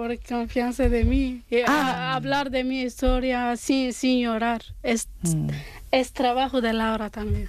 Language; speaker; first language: Spanish; non-native, learner; Arabic